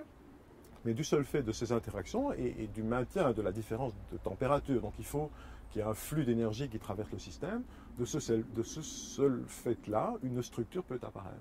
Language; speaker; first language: French; native; French